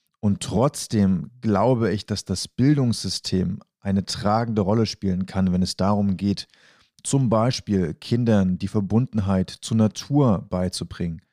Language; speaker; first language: German; native; German